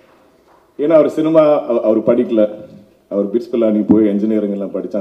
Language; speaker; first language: Tamil; non-native, local second language; Malayalam